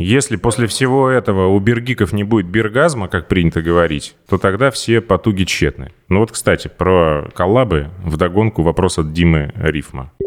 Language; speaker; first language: Russian; native; Russian